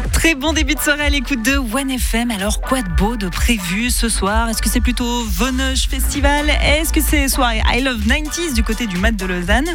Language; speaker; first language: French; native; French